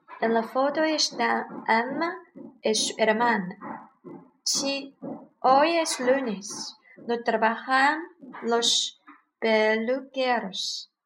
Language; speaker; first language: Spanish; non-native, learner; Chinese